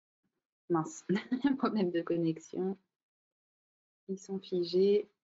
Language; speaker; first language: French; native; French